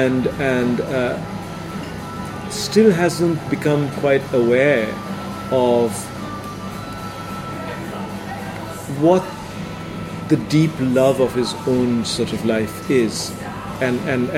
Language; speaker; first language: English; non-native, local second language; Bangla